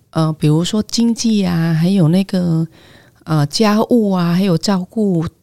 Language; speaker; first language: Chinese; non-native, fluent; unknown